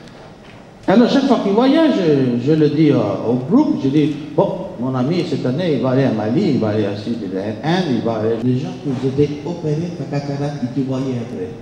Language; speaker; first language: French; non-native, fluent; Spanish